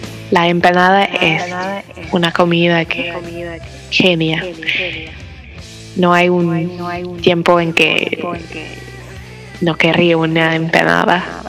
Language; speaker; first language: Spanish; non-native, fluent; English